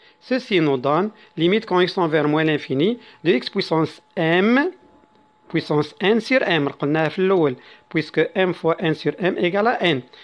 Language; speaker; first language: French; non-native, local second language; Arabic